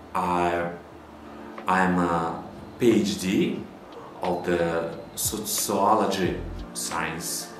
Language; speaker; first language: English; non-native, learner; Uzbek